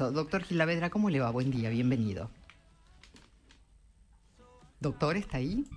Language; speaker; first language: Spanish; native; Spanish